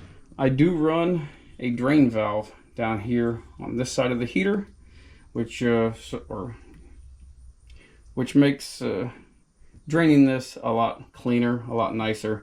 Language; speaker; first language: English; native; English